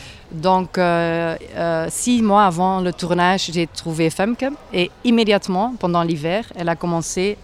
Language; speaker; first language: French; non-native, local second language; Dutch